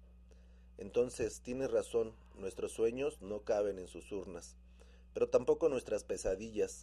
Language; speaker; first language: Spanish; native; Spanish